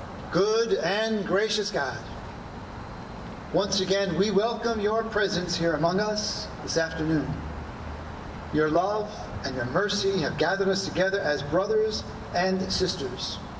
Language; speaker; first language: English; native; English